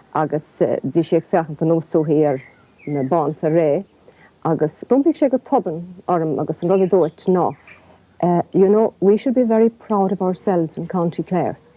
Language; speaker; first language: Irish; non-native, local second language; English